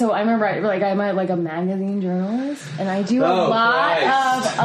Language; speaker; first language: English; native; English